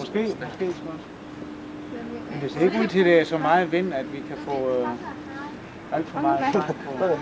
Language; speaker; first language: Danish; native; Danish